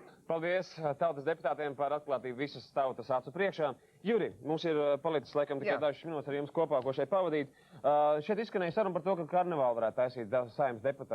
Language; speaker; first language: Latvian; native; Latvian